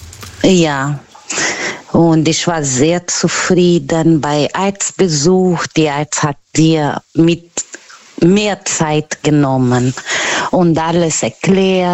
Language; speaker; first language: German; non-native, learner; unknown